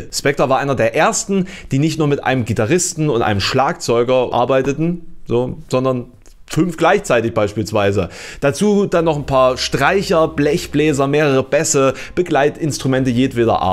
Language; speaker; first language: German; native; German